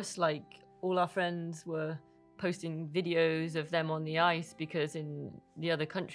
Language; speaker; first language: English; native; English